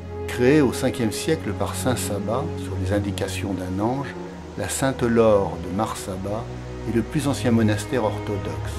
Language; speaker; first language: French; native; French